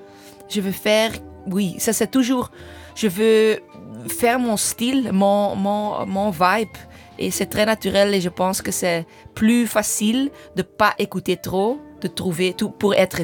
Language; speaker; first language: French; non-native, learner; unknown